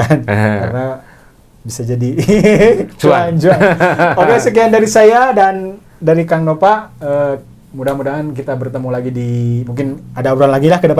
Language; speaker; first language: Indonesian; non-native, local second language; Sundanese